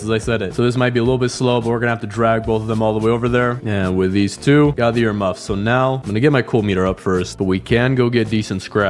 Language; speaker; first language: English; native; English